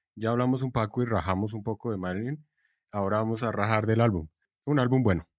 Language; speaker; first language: Spanish; native; Spanish